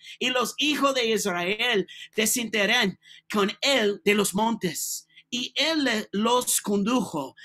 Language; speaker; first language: Spanish; non-native, learner; English